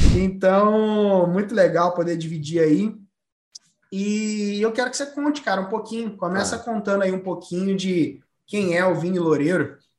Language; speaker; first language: Portuguese; native; Portuguese